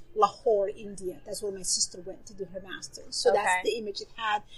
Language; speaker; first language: English; non-native, fluent; Somali